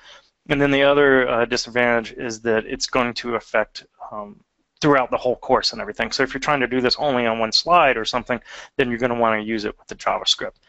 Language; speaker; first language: English; native; English